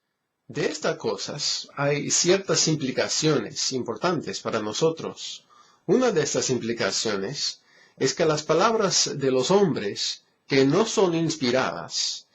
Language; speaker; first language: Spanish; non-native, fluent; English